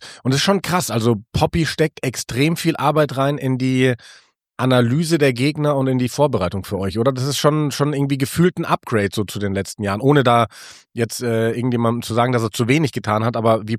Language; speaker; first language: German; native; German